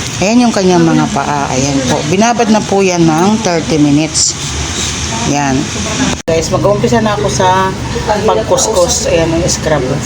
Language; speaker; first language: Filipino; non-native, local second language; Waray